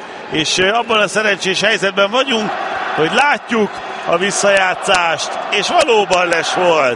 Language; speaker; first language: Hungarian; native; Hungarian